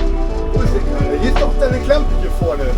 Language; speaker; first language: German; native; German